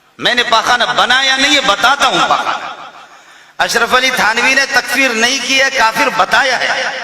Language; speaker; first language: Urdu; non-native, local second language; Baluchi